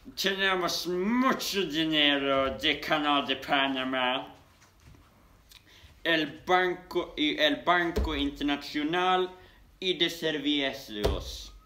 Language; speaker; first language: Spanish; non-native, learner; Swedish